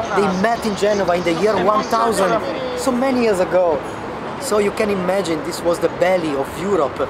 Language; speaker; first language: English; non-native, learner; Italian